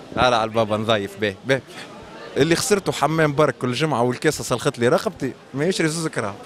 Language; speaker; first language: Arabic; native; Arabic